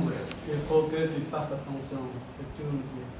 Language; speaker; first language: French; non-native, learner; Khmer